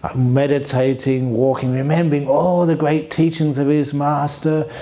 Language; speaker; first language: English; native; English